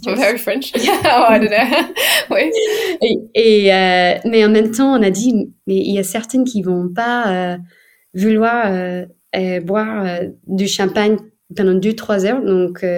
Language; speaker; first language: French; non-native, fluent; English